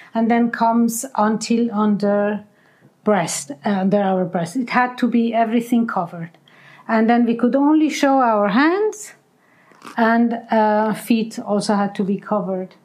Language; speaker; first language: English; non-native, fluent; Persian